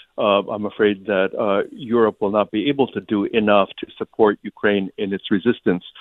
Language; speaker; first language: English; early bilingual, other home language; Ukrainian